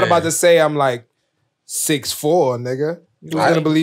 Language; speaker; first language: English; native; English